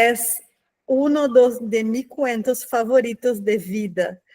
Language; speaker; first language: Spanish; non-native, learner; Portuguese